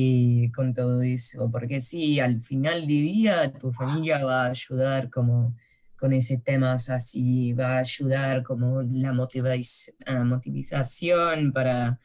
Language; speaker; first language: Spanish; early bilingual, heritage; Spanish